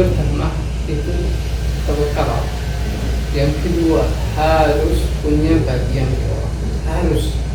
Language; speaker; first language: Indonesian; non-native, learner; Arabic